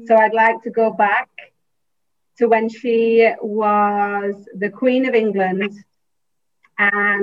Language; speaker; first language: English; native; English